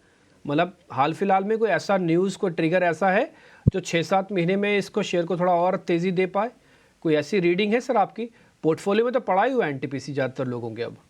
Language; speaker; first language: Hindi; native; Hindi